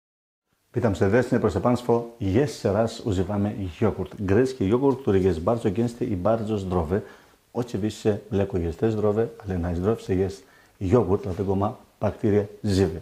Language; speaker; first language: Polish; non-native, learner; Greek